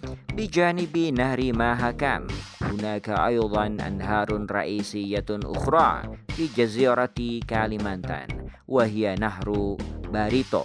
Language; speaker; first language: Arabic; non-native, fluent; Indonesian